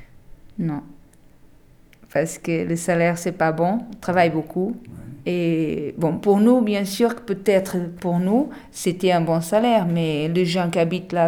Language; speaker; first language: French; non-native, learner; Portuguese